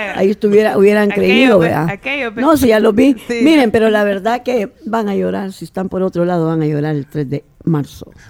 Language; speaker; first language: Spanish; native; Spanish